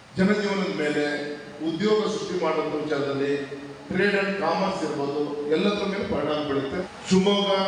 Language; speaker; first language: Kannada; native; Kannada